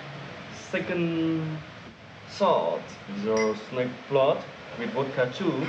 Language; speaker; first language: English; non-native, learner; Vietnamese